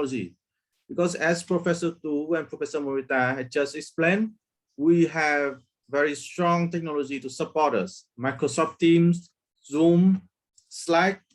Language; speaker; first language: English; non-native, learner; Vietnamese